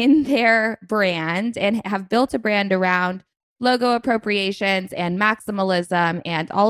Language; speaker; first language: English; native; English